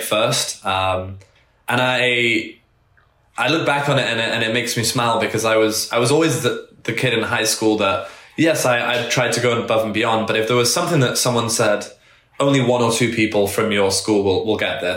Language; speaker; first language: English; native; English